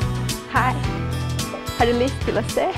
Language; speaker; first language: Norwegian; non-native, fluent; Serbian